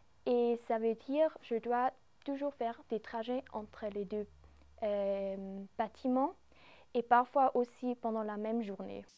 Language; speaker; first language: French; non-native, local second language; German